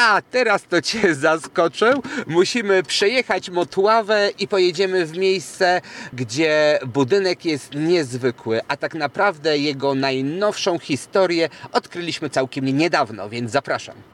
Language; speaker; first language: Polish; native; Polish